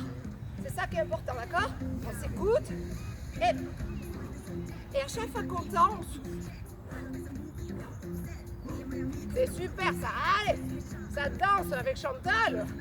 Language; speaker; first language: French; native; French